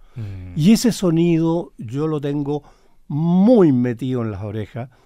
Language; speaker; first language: Spanish; native; Spanish